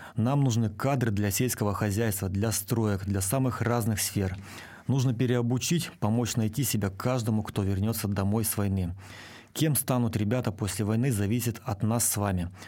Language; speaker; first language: Russian; native; Russian